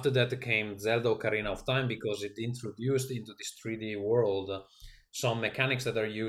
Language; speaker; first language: English; non-native, fluent; Italian